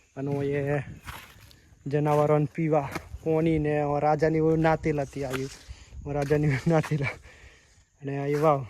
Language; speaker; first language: Gujarati; non-native, local second language; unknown